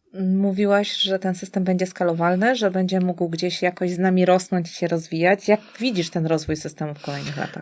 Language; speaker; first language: Polish; native; Polish